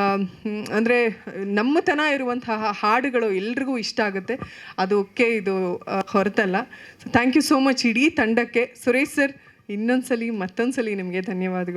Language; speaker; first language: Kannada; native; Kannada